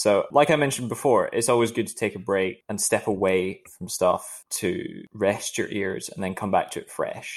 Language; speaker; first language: English; native; English